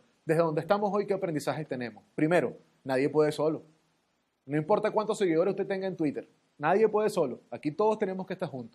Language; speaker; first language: Spanish; native; Spanish